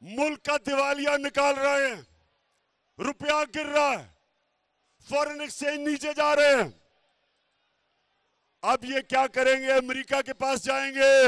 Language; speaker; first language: Urdu; native; Urdu